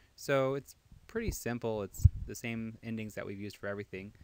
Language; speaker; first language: English; native; English